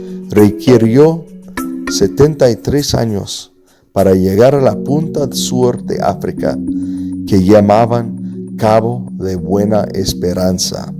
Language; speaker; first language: Spanish; non-native, fluent; English